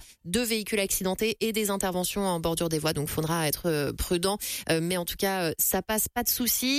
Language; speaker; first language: French; native; French